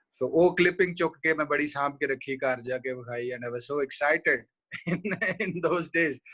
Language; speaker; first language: Urdu; non-native, local second language; Punjabi